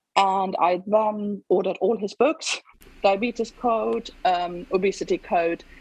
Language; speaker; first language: English; non-native, fluent; German